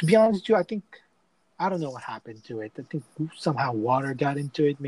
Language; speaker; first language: English; non-native, local second language; Filipino